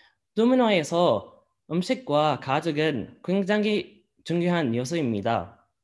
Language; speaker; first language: Korean; non-native, learner; Arabic